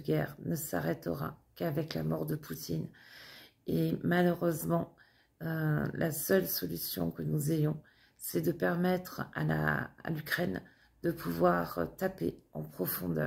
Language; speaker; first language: French; native; French